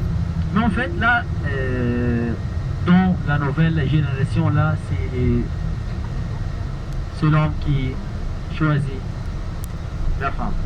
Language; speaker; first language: French; non-native, learner; Arabic